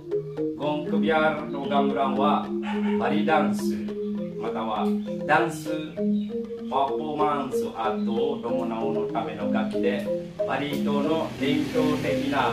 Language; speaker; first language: Japanese; non-native, fluent; Indonesian